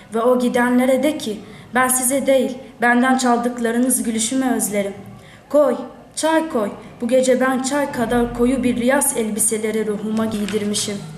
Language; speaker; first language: Turkish; early bilingual, other home language; Arabic